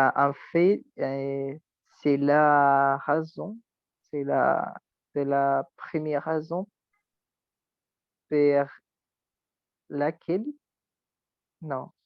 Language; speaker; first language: French; non-native, learner; Spanish